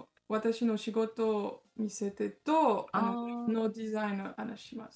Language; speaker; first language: Japanese; non-native, learner; French